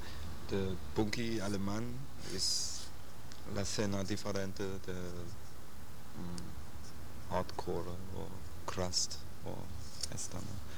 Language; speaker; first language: Spanish; non-native, learner; German